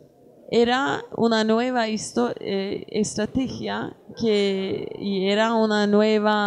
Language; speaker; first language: Spanish; non-native, learner; Kurdish